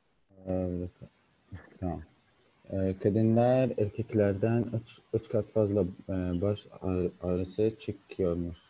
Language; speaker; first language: Turkish; non-native, learner; Arabic